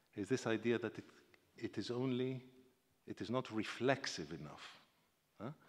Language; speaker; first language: English; non-native, fluent; Greek